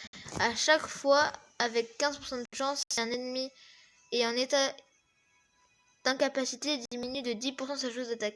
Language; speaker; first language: French; native; French